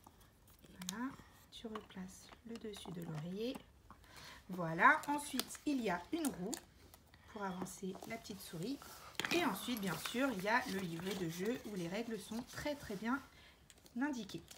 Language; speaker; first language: French; native; French